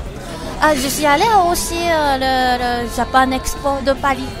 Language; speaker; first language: French; non-native, learner; Japanese